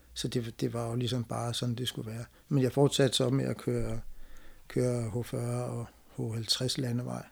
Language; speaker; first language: Danish; native; Danish